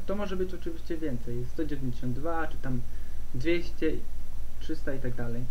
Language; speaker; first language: Polish; native; Polish